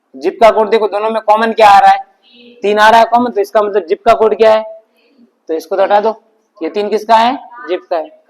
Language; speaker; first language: Hindi; native; Hindi